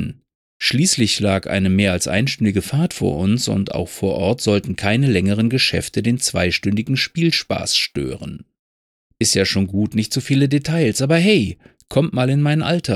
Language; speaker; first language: German; native; German